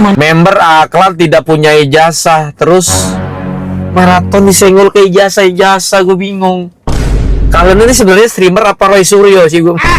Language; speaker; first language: Indonesian; native; Indonesian